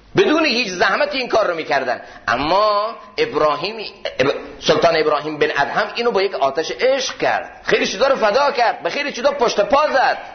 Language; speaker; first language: Persian; native; Persian